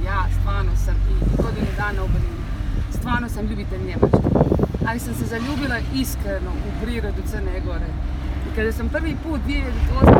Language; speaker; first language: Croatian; non-native, fluent; German